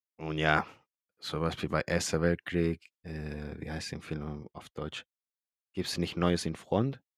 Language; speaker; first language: German; early bilingual, other home language; Spanish